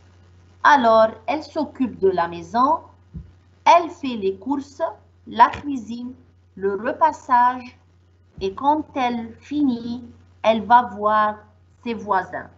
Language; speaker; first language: French; non-native, fluent; Arabic